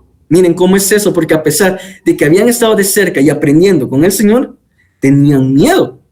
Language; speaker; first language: Spanish; native; Spanish